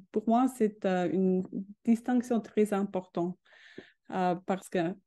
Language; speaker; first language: French; non-native, learner; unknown